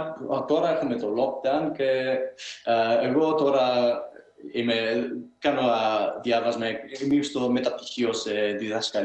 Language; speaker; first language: Greek; early bilingual, heritage; Greek